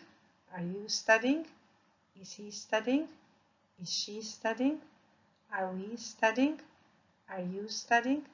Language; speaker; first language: English; non-native, fluent; Albanian